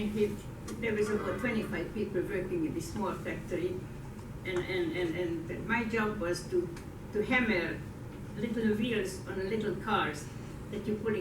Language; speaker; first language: English; non-native, fluent; Hungarian